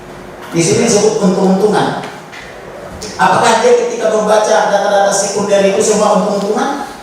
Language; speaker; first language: Indonesian; native; Indonesian